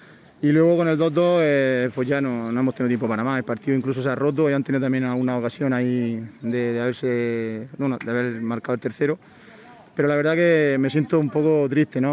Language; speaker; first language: Spanish; native; Spanish